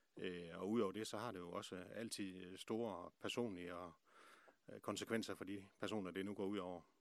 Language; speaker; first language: Danish; native; Danish